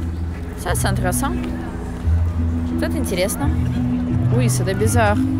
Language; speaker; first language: French; non-native, fluent; Russian